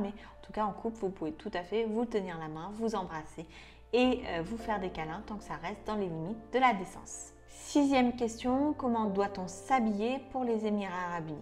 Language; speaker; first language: French; native; French